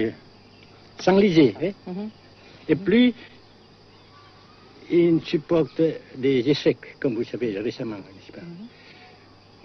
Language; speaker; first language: French; non-native, local second language; Vietnamese